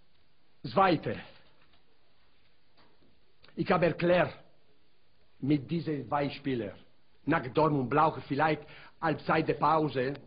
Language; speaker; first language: German; non-native, learner; Italian